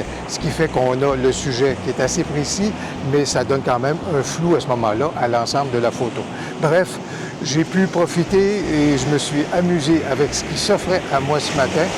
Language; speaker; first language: French; native; French